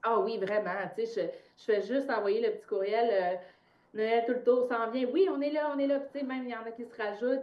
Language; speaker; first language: French; native; French